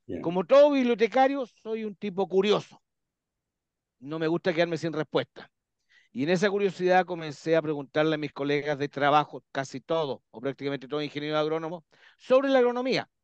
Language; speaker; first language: Spanish; native; Spanish